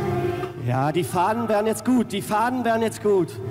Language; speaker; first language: German; native; German